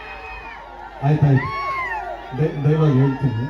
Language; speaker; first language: Kannada; non-native, local second language; Tulu